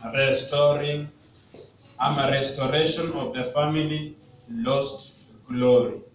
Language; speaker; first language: English; non-native, local second language; Swahili